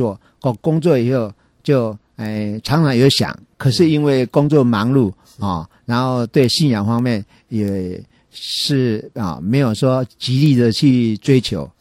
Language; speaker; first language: Chinese; native; Chinese